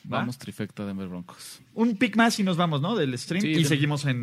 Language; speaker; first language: Spanish; native; Spanish